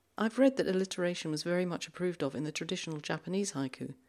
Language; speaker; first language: English; native; English